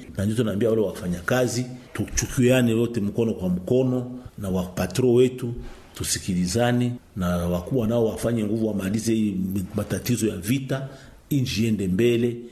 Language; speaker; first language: Swahili; non-native, local second language; Nande